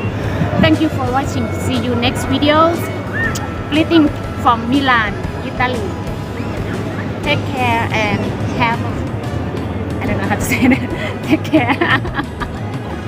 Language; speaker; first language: English; non-native, learner; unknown